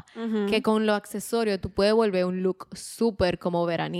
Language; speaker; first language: Spanish; native; Spanish